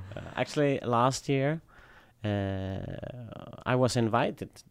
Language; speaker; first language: English; non-native, fluent; Swedish